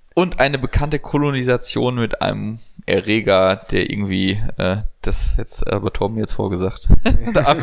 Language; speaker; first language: German; native; German